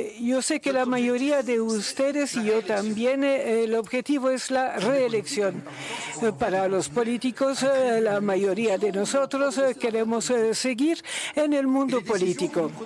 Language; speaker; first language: Spanish; non-native, learner; Luxembourgish